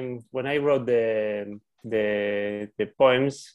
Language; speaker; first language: English; non-native, learner; Spanish